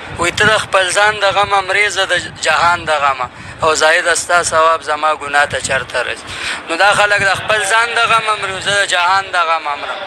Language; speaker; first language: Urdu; non-native, local second language; Pashto